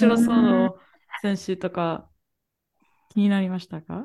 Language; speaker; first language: Japanese; non-native, fluent; English